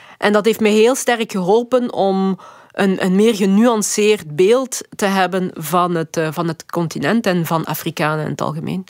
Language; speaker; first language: Dutch; early bilingual, other home language; Lingala